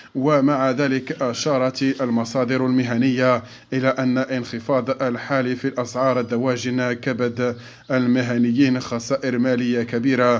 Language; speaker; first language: Arabic; native; Arabic